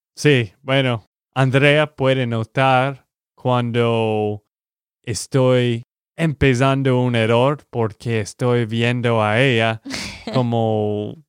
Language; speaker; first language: Spanish; non-native, learner; English